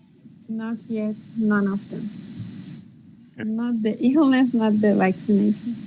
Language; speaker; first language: English; non-native, fluent; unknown